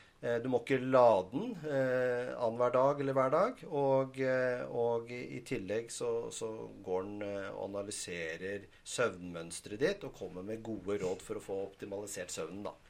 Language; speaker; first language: Norwegian; native; Norwegian